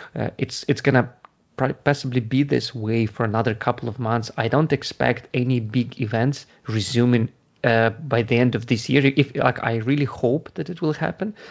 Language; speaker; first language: English; non-native, fluent; Ukrainian